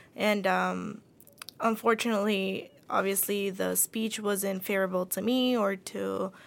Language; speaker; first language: English; early bilingual, other home language; Spanish